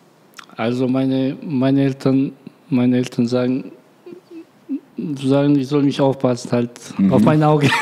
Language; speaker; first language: German; non-native, learner; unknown